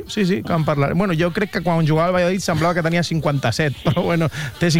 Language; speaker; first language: Catalan; native; Catalan